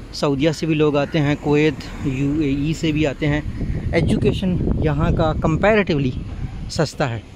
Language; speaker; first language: Urdu; non-native, local second language; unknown